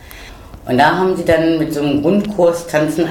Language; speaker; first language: German; native; German